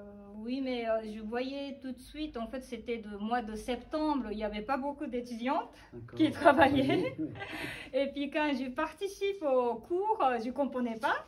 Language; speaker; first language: French; non-native, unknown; Japanese